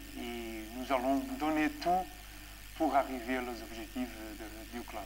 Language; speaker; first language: French; non-native, fluent; Portuguese